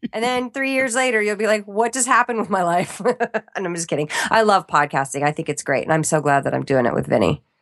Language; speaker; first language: English; native; English